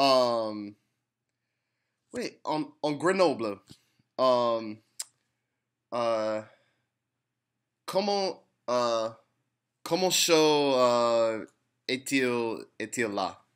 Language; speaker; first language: French; non-native, learner; English